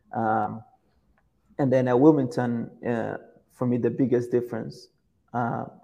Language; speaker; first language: English; non-native, fluent; Portuguese